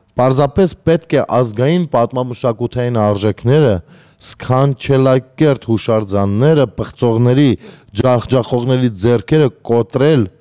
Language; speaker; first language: Armenian; native; Armenian